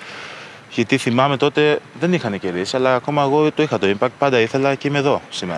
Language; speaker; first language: Greek; early bilingual, other home language; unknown